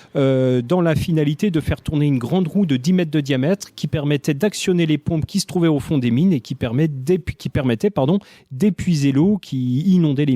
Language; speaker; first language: French; native; French